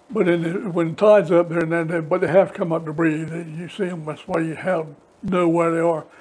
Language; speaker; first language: English; native; English